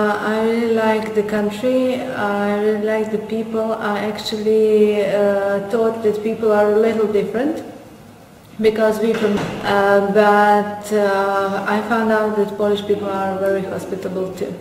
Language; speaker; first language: English; non-native, fluent; Serbian